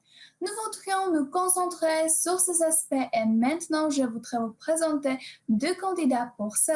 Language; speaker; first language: French; non-native, learner; Polish